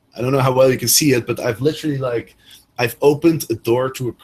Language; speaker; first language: English; non-native, fluent; Dutch